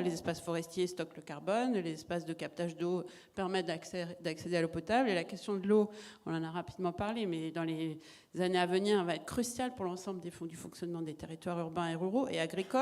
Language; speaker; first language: French; native; French